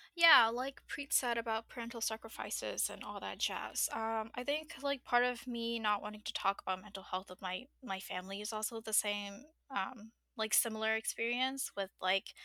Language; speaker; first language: English; non-native, fluent; Burmese